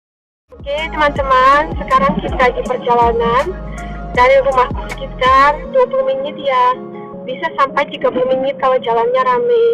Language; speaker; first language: Indonesian; non-native, fluent; Russian